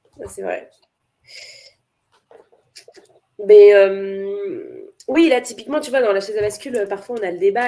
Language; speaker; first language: French; native; French